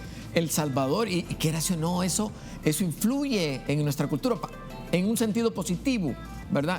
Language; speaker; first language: Spanish; native; Spanish